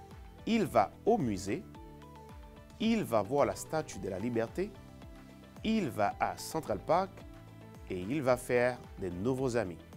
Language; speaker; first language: French; non-native, fluent; Spanish